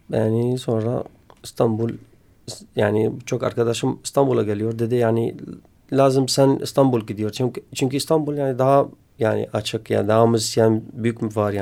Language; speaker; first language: Turkish; non-native, learner; Kurdish